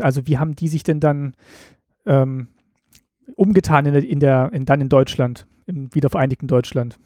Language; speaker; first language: German; native; German